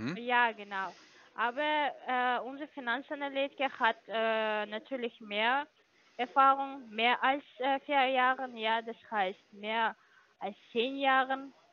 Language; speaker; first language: German; non-native, learner; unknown